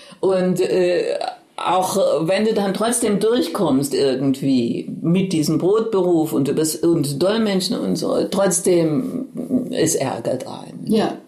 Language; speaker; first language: German; native; German